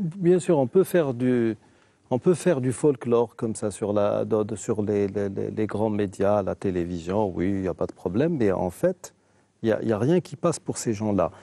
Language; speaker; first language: French; non-native, local second language; Arabic